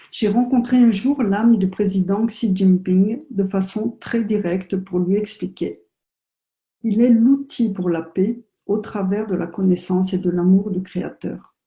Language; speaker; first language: French; native; French